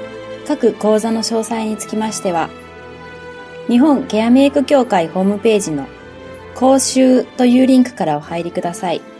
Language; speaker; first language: Japanese; native; Japanese